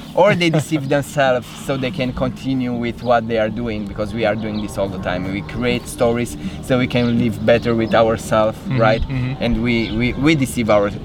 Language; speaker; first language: English; non-native, fluent; Romanian